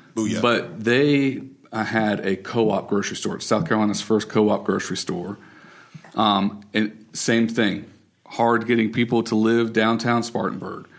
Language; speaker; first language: English; native; English